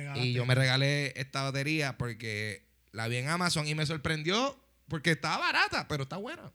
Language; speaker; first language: Spanish; native; Spanish